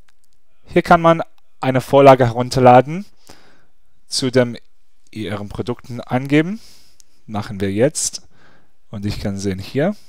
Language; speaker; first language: German; non-native, fluent; English